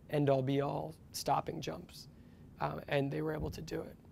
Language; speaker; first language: English; native; English